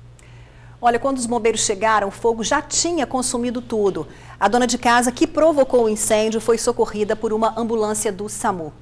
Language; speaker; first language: Portuguese; native; Portuguese